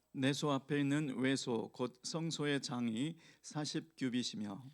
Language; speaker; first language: Korean; native; Korean